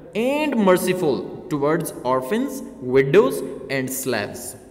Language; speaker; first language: English; non-native, local second language; Urdu